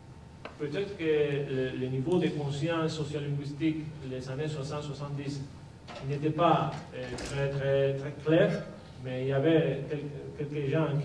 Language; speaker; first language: French; non-native, fluent; Basque